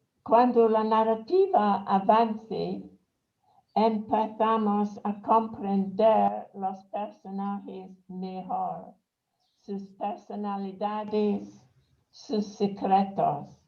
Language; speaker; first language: Spanish; non-native, fluent; English